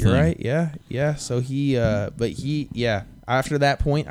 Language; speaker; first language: English; native; English